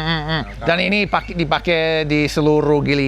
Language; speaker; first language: Indonesian; non-native, fluent; English